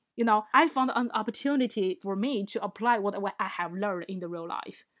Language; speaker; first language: English; non-native, fluent; Chinese